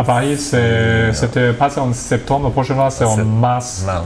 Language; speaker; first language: French; non-native, learner; Cantonese